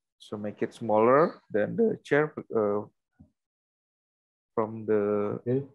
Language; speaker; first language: English; non-native, learner; Indonesian